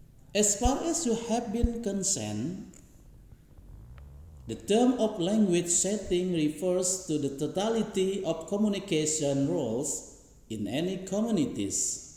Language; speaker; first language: English; non-native, learner; Indonesian